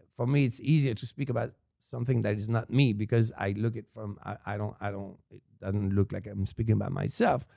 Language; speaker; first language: English; non-native, fluent; French